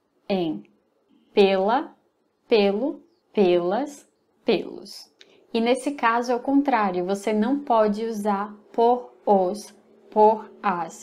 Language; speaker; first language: Portuguese; non-native, fluent; English